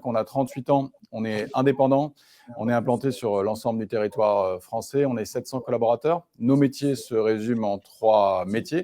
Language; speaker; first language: French; native; French